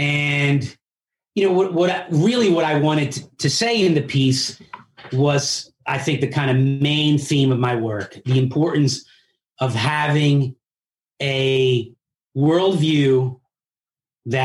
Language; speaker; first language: English; early bilingual, other home language; Italian